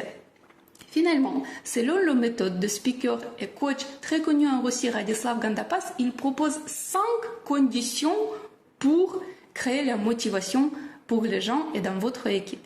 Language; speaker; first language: French; non-native, fluent; Russian